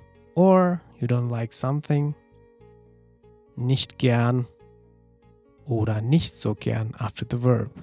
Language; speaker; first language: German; non-native, fluent; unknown